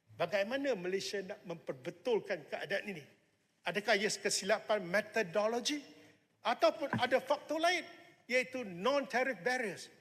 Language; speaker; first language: Malay; non-native, local second language; Chinese